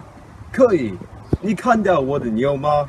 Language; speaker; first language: Chinese; non-native, learner; English